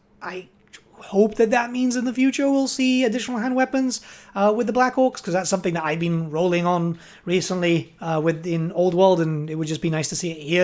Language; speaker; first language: English; native; English